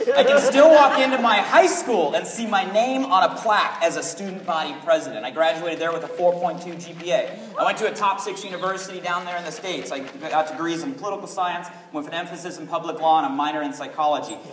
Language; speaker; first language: English; native; English